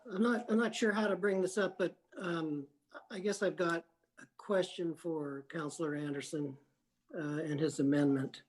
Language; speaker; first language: English; native; English